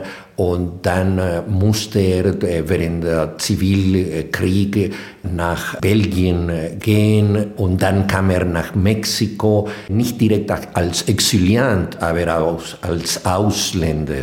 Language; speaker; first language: German; non-native, fluent; Spanish